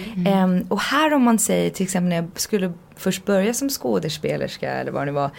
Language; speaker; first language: Swedish; early bilingual, heritage; Swedish